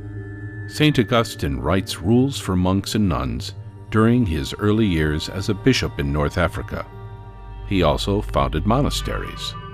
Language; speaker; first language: English; native; English